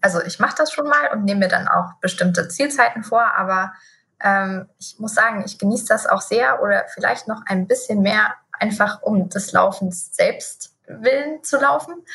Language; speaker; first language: German; native; German